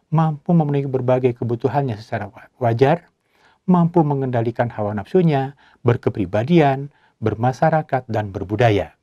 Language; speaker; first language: Indonesian; native; Indonesian